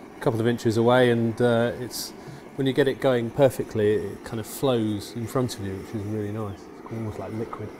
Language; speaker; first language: English; native; English